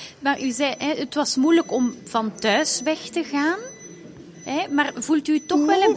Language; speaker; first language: Dutch; native; Dutch